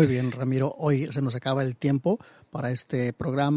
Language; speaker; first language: Spanish; native; Spanish